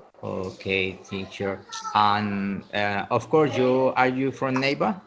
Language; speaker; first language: English; non-native, learner; Spanish